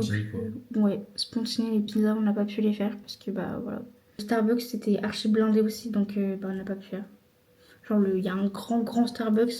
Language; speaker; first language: French; native; French